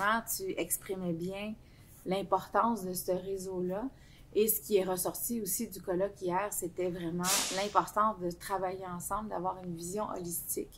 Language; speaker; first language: French; native; French